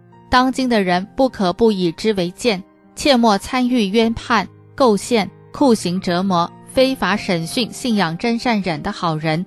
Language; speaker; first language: Chinese; native; Chinese